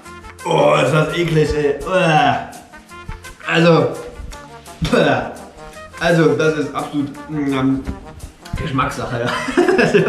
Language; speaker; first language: German; native; German